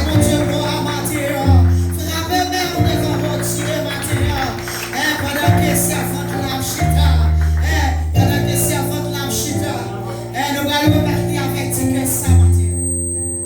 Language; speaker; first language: French; non-native, local second language; Haitian Creole